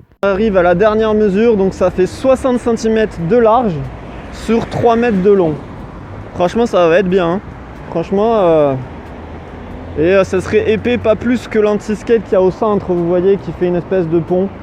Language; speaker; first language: French; native; French